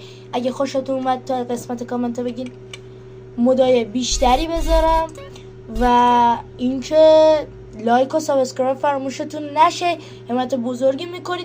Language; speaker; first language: Persian; native; Persian